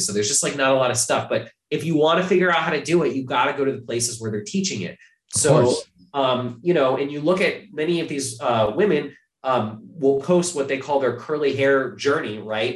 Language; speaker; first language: English; native; English